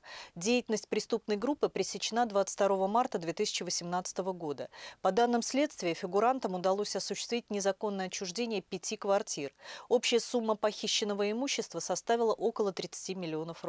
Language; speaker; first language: Russian; native; Russian